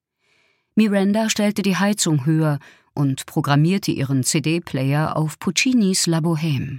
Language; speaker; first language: German; native; German